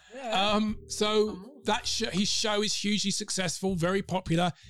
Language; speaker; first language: English; native; English